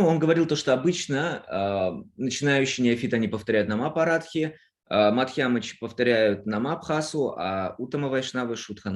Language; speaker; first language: Russian; native; Russian